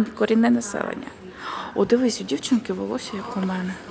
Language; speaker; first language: Ukrainian; native; Ukrainian